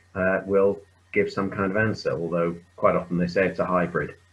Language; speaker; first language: English; native; English